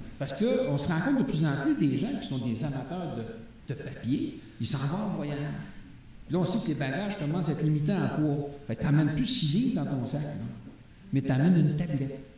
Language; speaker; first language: French; native; French